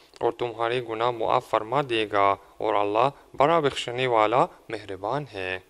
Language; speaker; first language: Urdu; non-native, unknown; Arabic